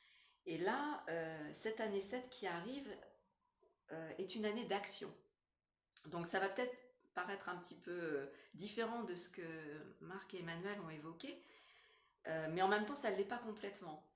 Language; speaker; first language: French; native; French